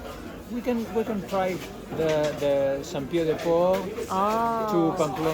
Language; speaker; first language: English; non-native, learner; Spanish